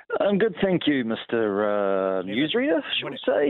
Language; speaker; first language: English; native; English